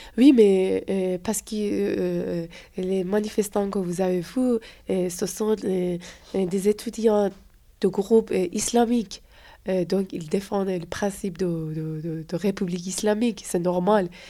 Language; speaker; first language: French; non-native, fluent; Persian